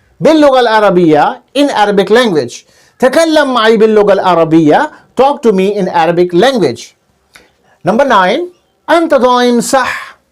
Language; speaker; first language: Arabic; non-native, fluent; Urdu